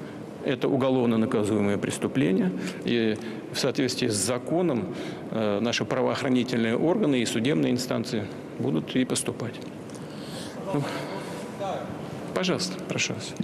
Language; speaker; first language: Russian; native; Russian